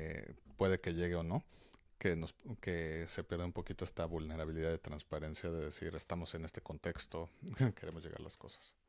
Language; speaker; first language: Spanish; native; Spanish